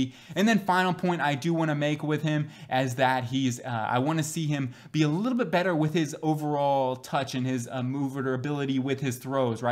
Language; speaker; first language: English; native; English